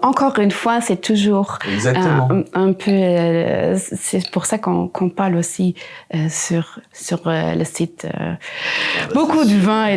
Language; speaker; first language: French; non-native, local second language; Luxembourgish